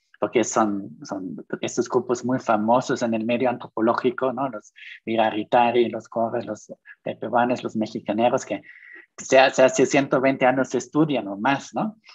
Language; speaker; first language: Spanish; non-native, fluent; German